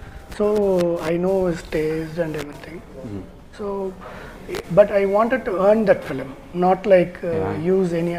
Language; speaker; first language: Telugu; non-native, learner; Tamil